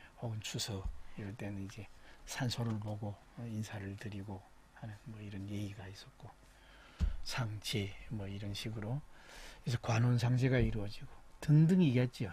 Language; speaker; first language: Korean; native; Korean